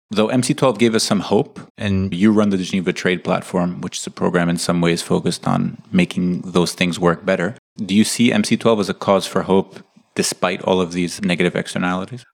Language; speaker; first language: English; native; English